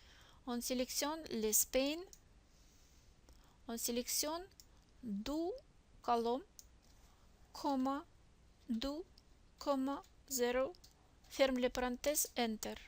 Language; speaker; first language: French; non-native, learner; Russian